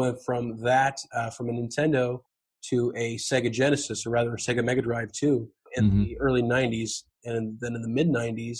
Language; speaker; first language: English; native; English